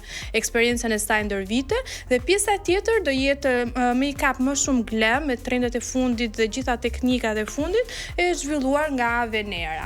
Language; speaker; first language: Albanian; native; Albanian